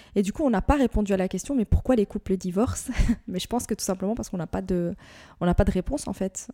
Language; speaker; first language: French; native; French